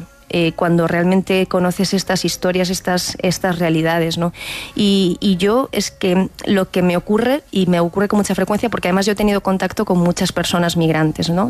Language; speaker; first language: Spanish; native; Spanish